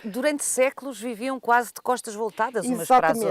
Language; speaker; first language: Portuguese; native; Portuguese